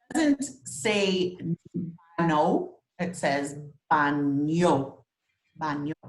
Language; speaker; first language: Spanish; non-native, fluent; English